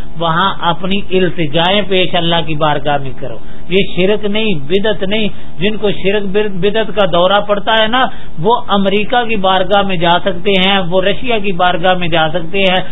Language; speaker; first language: Urdu; non-native, local second language; Dogri